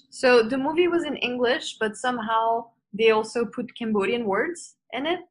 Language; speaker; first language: English; non-native, fluent; Vietnamese